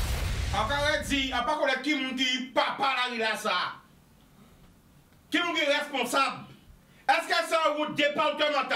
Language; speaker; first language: French; non-native, local second language; Guadeloupean Creole French